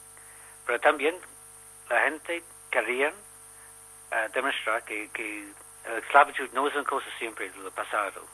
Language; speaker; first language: Spanish; non-native, learner; English